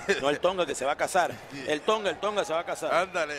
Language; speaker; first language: Spanish; native; Spanish